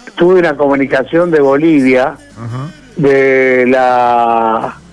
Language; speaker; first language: Spanish; native; Spanish